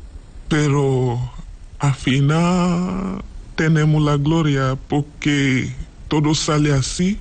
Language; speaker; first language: Spanish; non-native, learner; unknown